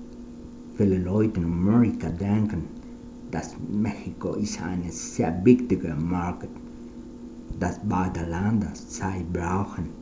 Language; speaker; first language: German; non-native, learner; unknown